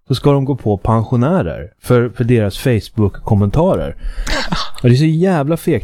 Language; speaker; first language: Swedish; native; Swedish